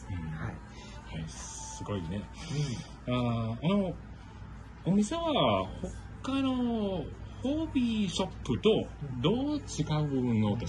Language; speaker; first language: Japanese; non-native, learner; English